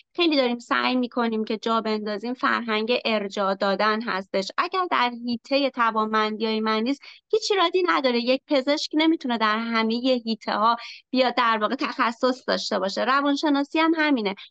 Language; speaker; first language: Persian; native; Persian